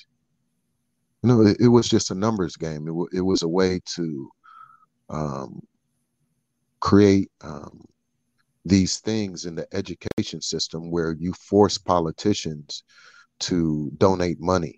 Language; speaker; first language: English; early bilingual, other home language; Filipino